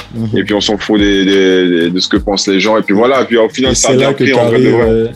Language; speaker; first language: French; early bilingual, heritage; Italian